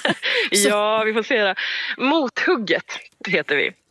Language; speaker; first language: Swedish; native; Swedish